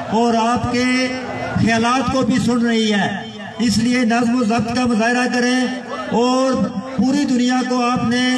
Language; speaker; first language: Urdu; non-native, local second language; Pahari-Potwari